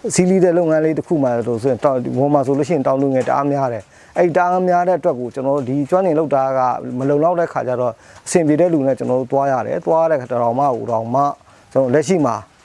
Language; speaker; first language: Burmese; non-native, local second language; Mon